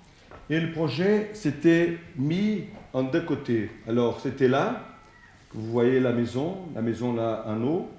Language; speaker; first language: French; non-native, fluent; Portuguese